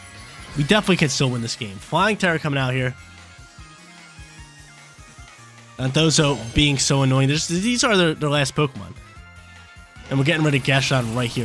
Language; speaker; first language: English; native; English